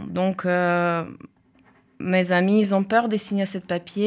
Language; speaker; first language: French; non-native, fluent; Russian